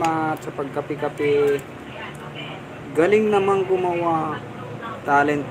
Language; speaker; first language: Filipino; native; Filipino